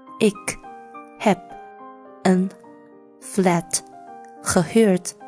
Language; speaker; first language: Dutch; non-native, learner; Chinese